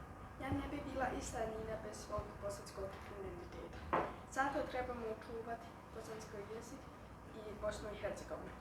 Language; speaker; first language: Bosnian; early bilingual, heritage; Bosnian